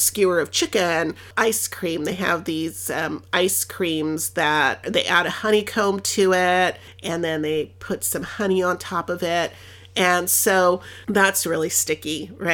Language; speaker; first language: English; early bilingual, other home language; Spanish